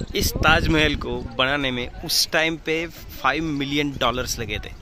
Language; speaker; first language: Hindi; non-native, local second language; Marathi